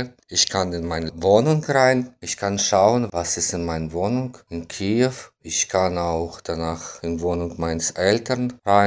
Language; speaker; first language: German; non-native, fluent; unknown